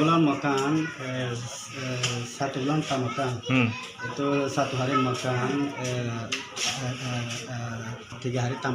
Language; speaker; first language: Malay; non-native, learner; Rohingya